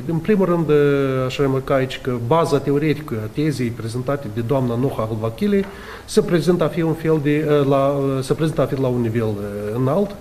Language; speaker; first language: Romanian; native; Romanian